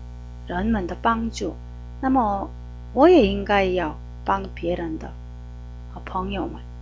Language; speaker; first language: Chinese; non-native, fluent; Korean